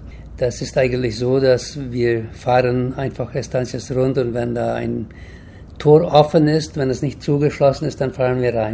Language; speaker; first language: German; early bilingual, heritage; German